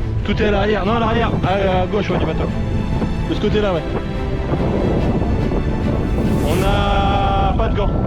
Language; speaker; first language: French; native; French